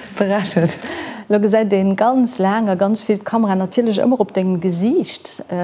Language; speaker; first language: Luxembourgish; native; Luxembourgish